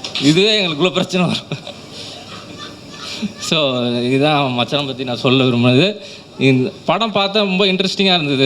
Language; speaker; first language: Tamil; native; Tamil